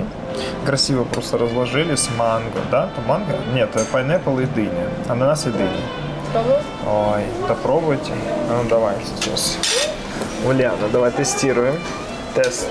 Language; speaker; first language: Russian; native; Russian